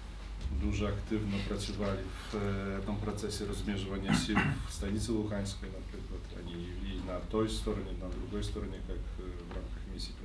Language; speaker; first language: Ukrainian; non-native, fluent; Polish